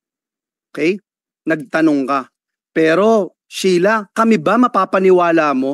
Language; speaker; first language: Filipino; native; Filipino